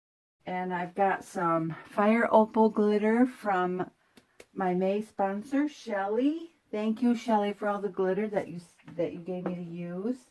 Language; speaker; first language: English; native; English